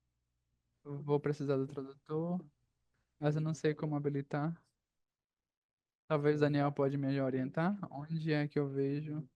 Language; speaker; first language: Portuguese; non-native, fluent; Spanish